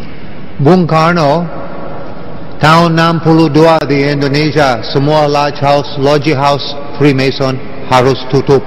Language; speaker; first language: Indonesian; non-native, learner; English